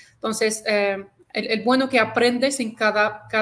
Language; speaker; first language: Spanish; non-native, fluent; Arabic